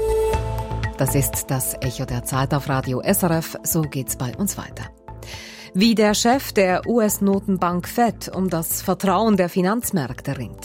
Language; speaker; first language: German; native; German